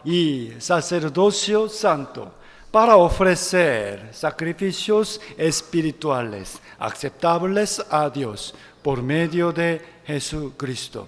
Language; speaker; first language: Spanish; non-native, fluent; Korean